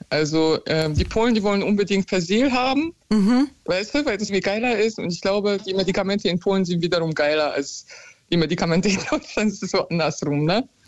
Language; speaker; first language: German; early bilingual, other home language; Polish